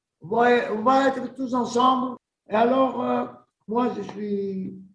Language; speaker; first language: French; non-native, learner; Greek